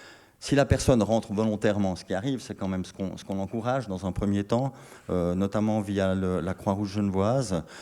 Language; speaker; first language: French; native; French